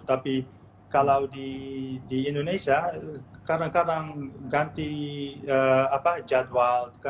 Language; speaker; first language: Indonesian; non-native, fluent; Dutch